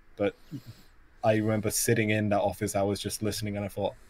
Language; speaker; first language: English; native; English